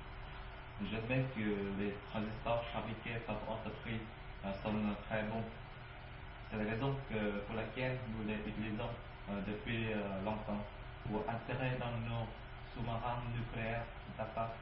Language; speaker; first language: French; non-native, learner; Vietnamese